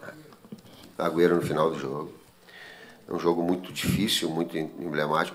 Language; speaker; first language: Portuguese; native; Portuguese